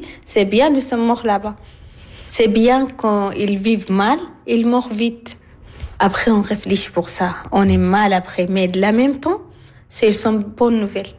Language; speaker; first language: French; non-native, learner; Arabic